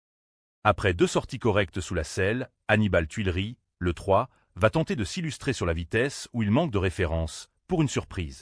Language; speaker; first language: French; native; French